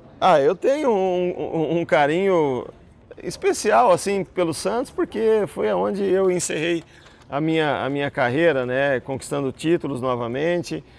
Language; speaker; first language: Portuguese; native; Portuguese